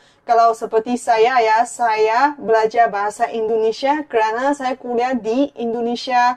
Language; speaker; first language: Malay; non-native, fluent; Chinese